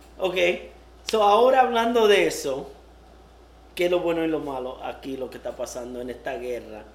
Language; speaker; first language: Spanish; early bilingual, heritage; Spanish